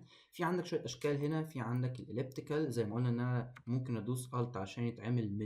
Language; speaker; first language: Arabic; native; Arabic